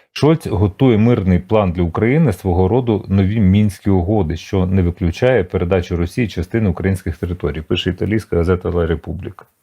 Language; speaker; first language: Ukrainian; native; Ukrainian